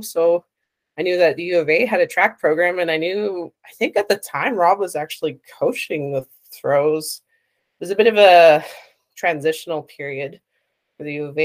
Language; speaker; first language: English; native; English